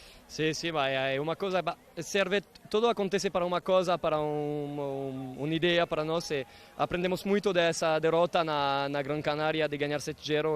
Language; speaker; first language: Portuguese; non-native, fluent; Italian